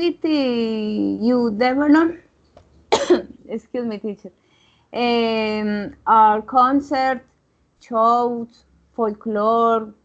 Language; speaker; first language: English; non-native, learner; Spanish